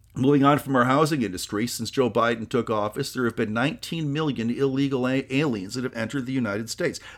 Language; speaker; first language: English; native; English